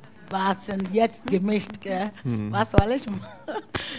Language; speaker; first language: German; non-native, learner; Akan